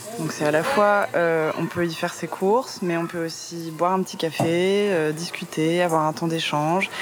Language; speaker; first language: French; native; French